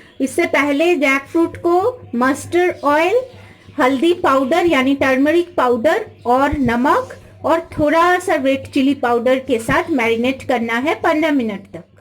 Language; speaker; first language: Hindi; non-native, local second language; Bangla